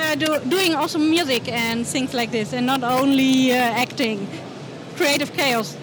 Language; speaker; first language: English; non-native, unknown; German